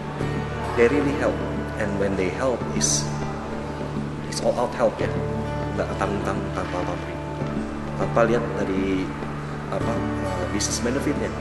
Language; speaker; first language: Indonesian; native; Indonesian